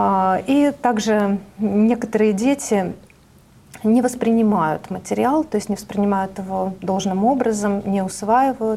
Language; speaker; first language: Russian; native; Russian